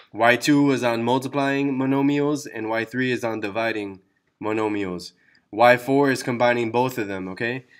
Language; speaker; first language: English; early bilingual, other home language; Spanish